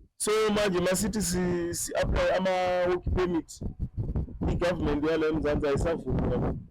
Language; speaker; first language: Zulu; non-native, fluent; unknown